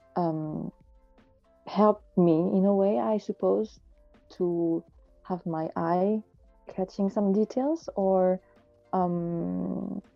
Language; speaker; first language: English; non-native, fluent; French